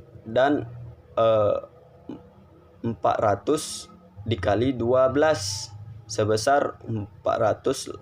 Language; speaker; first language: Indonesian; native; Indonesian